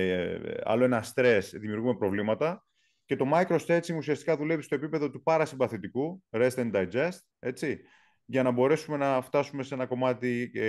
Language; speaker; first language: Greek; native; Greek